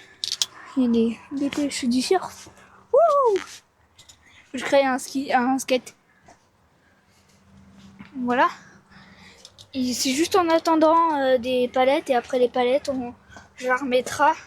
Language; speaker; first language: French; native; French